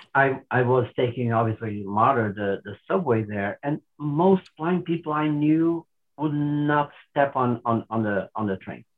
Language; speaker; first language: English; non-native, fluent; Portuguese